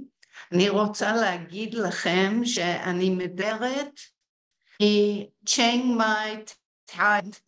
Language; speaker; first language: Hebrew; early bilingual, heritage; Hebrew